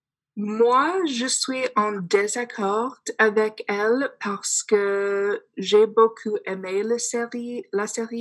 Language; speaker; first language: French; non-native, fluent; English